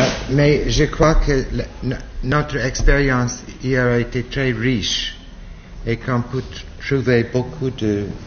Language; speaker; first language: French; non-native, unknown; English